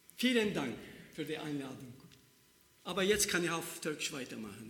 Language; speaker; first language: German; non-native, learner; Turkish